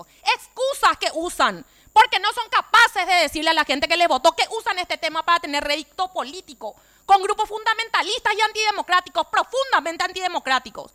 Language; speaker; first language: Spanish; native; Spanish